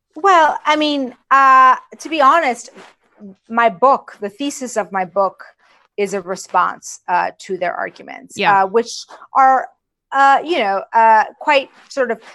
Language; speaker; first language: English; early bilingual, other home language; Persian